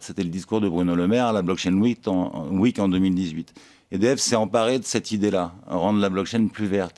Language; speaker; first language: French; native; French